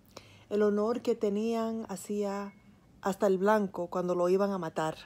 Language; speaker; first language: Spanish; early bilingual, heritage; Spanish